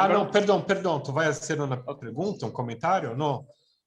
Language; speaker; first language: Spanish; non-native, fluent; Portuguese